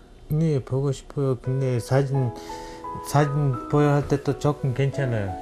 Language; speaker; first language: Korean; non-native, learner; Kyrgyz